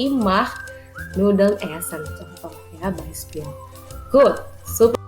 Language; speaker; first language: German; non-native, fluent; Indonesian